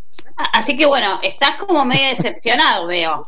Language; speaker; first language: Spanish; native; Spanish